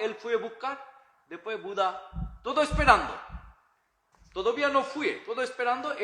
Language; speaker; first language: Spanish; non-native, learner; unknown